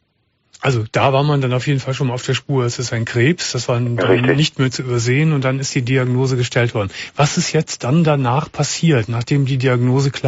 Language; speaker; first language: German; native; German